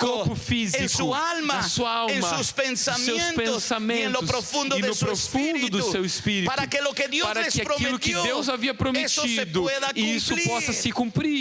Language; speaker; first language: Portuguese; non-native, fluent; Spanish